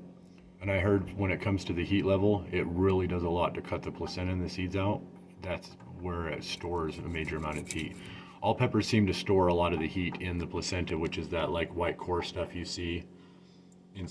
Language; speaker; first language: English; native; English